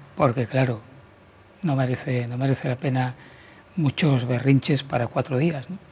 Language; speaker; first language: Spanish; native; Spanish